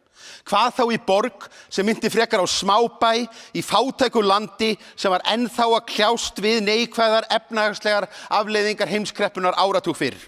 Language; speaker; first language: Icelandic; native; Icelandic